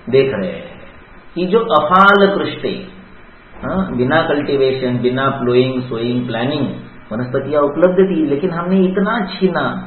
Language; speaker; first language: Hindi; non-native, local second language; Marathi